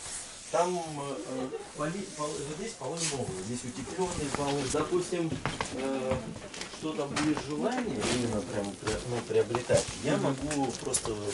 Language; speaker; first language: Russian; native; Russian